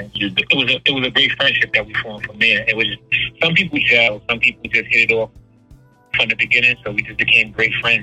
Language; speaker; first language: English; native; English